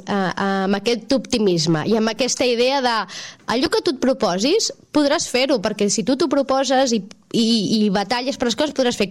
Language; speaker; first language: Catalan; native; Catalan